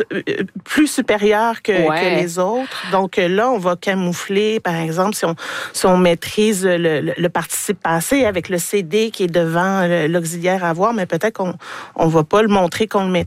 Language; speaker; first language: French; native; French